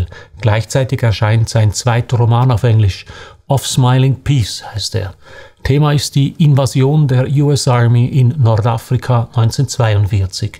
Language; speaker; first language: German; native; German